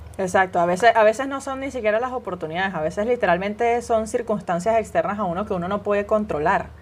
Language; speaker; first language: Spanish; native; Spanish